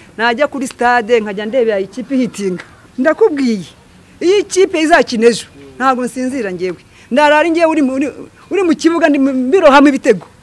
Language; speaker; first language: Kinyarwanda; early bilingual, heritage; Kinyarwanda